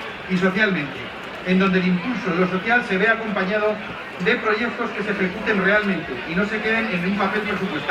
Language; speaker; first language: Spanish; native; Spanish